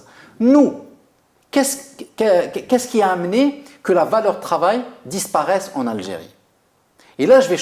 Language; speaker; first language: French; non-native, local second language; Arabic